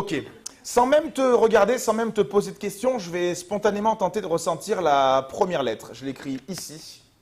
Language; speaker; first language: French; native; French